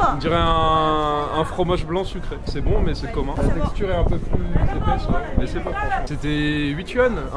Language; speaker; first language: French; native; French